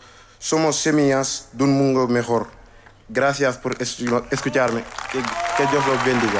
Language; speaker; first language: Spanish; non-native, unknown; Wolof